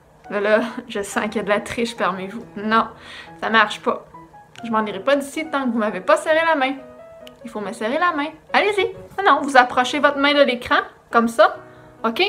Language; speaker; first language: French; native; French